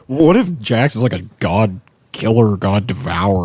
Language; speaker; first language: English; native; English